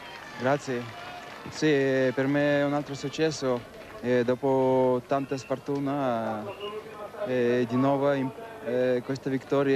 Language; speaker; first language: Italian; non-native, learner; Russian